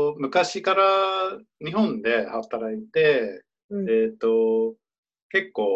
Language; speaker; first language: Japanese; non-native, fluent; English